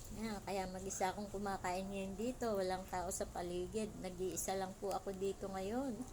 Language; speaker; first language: Filipino; native; Filipino